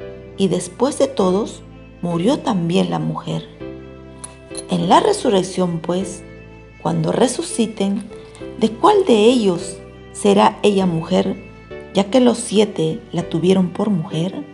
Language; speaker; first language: Spanish; native; Spanish